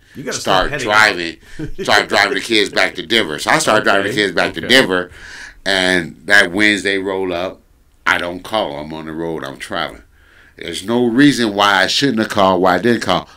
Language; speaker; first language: English; native; English